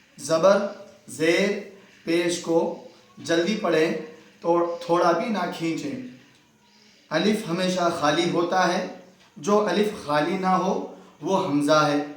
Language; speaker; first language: Urdu; native; Urdu